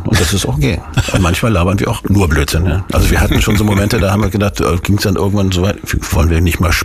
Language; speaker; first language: German; native; German